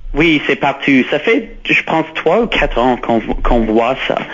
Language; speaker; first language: French; non-native, local second language; English